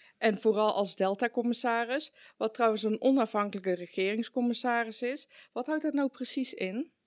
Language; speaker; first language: Dutch; early bilingual, other home language; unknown